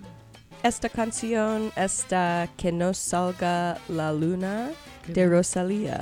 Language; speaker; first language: Spanish; non-native, learner; English